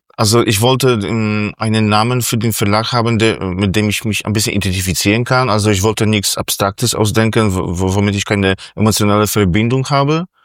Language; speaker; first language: German; non-native, fluent; Polish